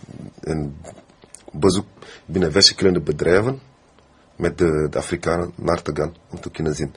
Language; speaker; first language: Dutch; non-native, fluent; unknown